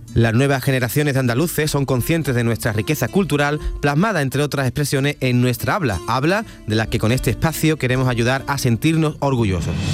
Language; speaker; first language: Spanish; native; Spanish